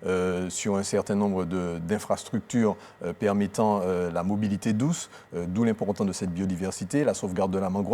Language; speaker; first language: French; native; French